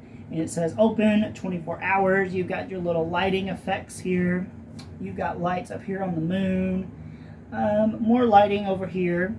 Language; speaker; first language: English; native; English